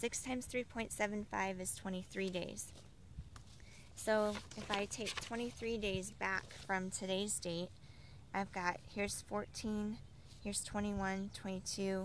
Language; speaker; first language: English; native; English